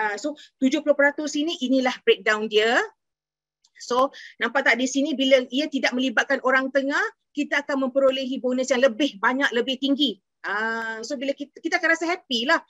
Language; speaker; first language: Malay; native; Malay